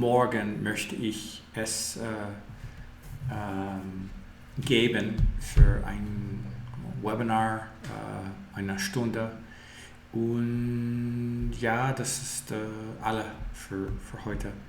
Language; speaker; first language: German; non-native, learner; English